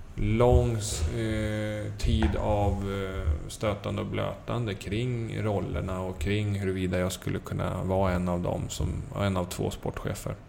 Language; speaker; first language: Swedish; native; Swedish